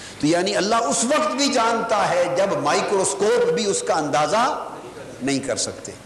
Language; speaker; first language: Urdu; non-native, local second language; Punjabi